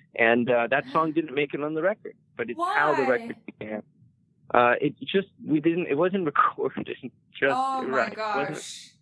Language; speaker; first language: English; early bilingual, other home language; Spanish